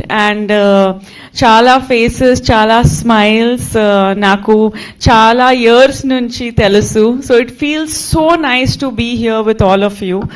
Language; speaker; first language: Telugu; non-native, fluent; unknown